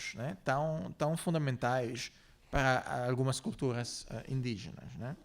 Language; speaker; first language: Portuguese; non-native, fluent; Italian